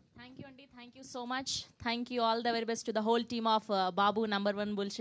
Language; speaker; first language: Telugu; native; Telugu